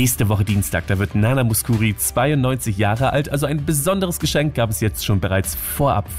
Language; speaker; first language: German; native; German